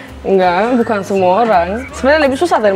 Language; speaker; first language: Indonesian; non-native, fluent; Turkish